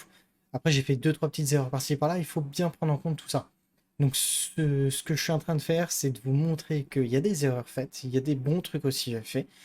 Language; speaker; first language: French; native; French